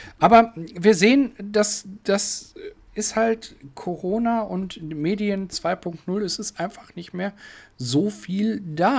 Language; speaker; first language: German; native; German